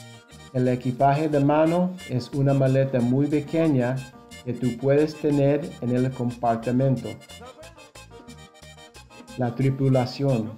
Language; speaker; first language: Spanish; non-native, fluent; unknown